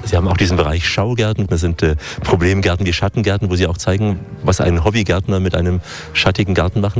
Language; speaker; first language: German; native; German